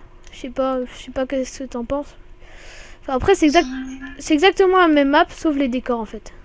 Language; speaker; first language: French; native; French